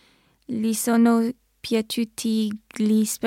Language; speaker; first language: Italian; non-native, learner; English